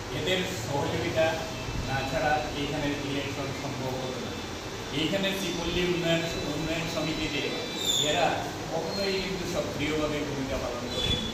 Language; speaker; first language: Bangla; native; Bangla